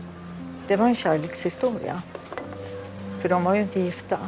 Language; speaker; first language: Swedish; early bilingual, other home language; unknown